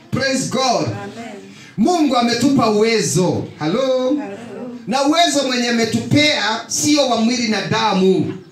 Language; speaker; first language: Swahili; non-native, local second language; Kikuyu